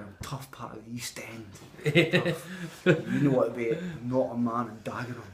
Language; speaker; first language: English; native; English